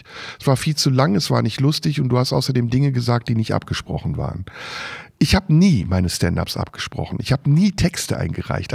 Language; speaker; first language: German; early bilingual, other home language; Turkish